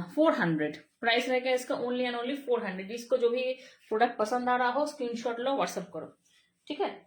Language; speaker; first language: Hindi; non-native, local second language; Bangla